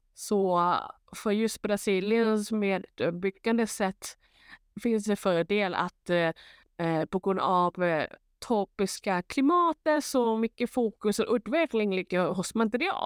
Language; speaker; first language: Swedish; non-native, fluent; Thai